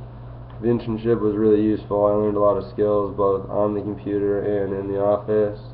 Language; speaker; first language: English; native; English